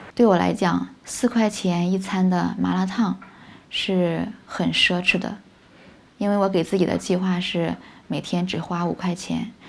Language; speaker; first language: Chinese; native; Chinese